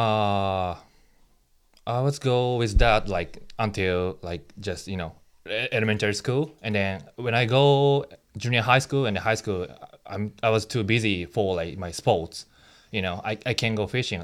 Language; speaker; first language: English; non-native, learner; Japanese